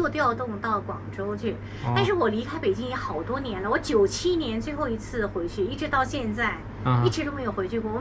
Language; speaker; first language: Chinese; native; Chinese